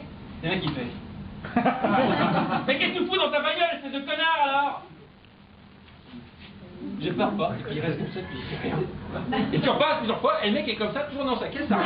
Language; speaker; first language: French; native; French